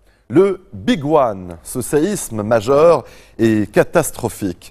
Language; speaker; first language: French; non-native, local second language; Arabic